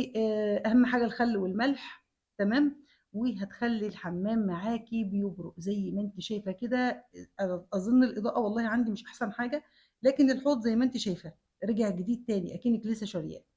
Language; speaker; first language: Arabic; native; Arabic